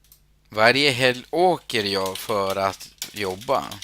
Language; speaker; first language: Swedish; non-native, fluent; Spanish